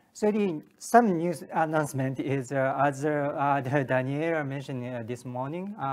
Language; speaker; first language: English; non-native, learner; Japanese